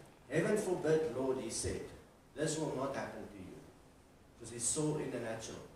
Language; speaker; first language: English; non-native, local second language; Afrikaans